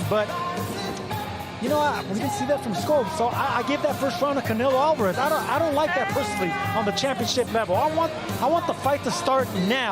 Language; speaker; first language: English; native; English